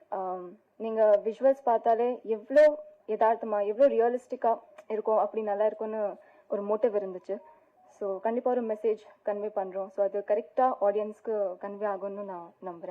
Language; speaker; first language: Tamil; non-native, fluent; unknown